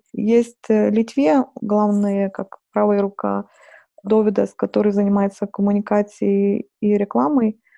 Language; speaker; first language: Russian; non-native, fluent; Lithuanian